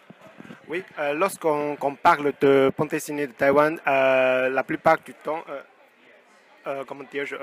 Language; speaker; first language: French; non-native, fluent; Chinese